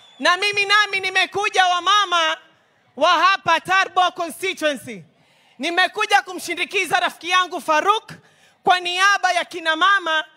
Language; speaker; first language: Swahili; native; Swahili